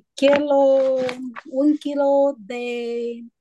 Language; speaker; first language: Spanish; non-native, learner; Chinese